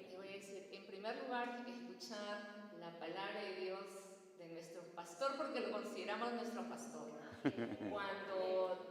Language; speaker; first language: Spanish; native; Spanish